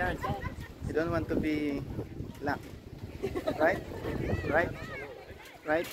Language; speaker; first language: English; non-native, local second language; Filipino